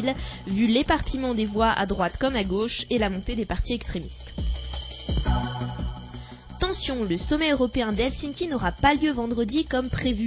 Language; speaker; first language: French; native; French